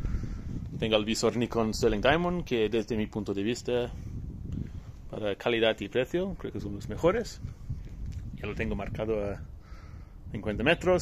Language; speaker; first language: Spanish; non-native, fluent; English